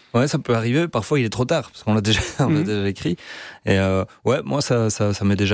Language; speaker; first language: French; native; French